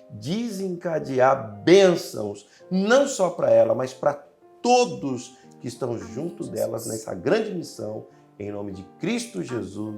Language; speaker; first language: Portuguese; native; Portuguese